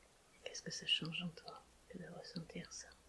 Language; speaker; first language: French; native; French